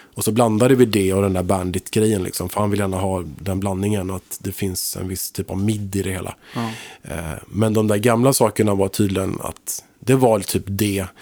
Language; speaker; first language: Swedish; native; Swedish